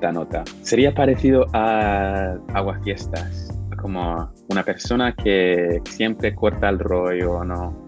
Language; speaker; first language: Spanish; non-native, fluent; English